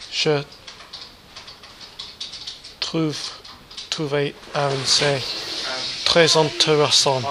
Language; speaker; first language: French; non-native, learner; English